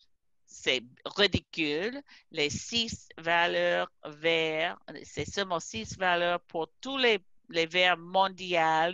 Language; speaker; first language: French; non-native, fluent; English